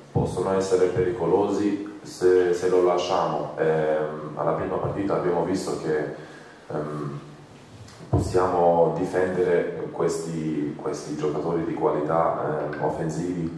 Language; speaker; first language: Italian; non-native, fluent; Croatian